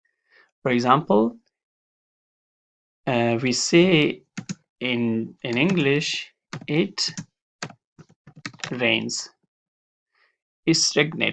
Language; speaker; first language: English; non-native, fluent; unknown